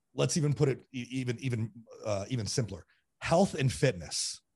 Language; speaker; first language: English; native; English